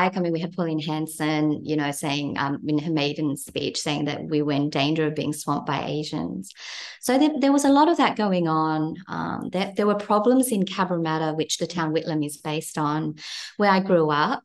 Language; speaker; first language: English; native; English